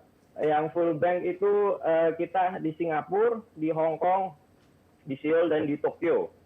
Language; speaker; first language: Indonesian; native; Indonesian